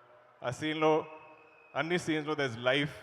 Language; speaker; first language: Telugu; non-native, learner; Malayalam